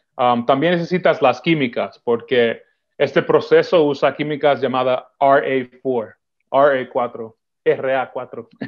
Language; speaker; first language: Spanish; early bilingual, heritage; Spanish